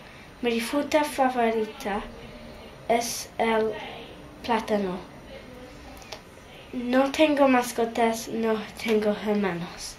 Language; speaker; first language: Spanish; non-native, learner; English